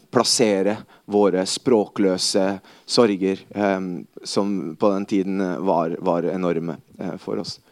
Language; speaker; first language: Norwegian; early bilingual, other home language; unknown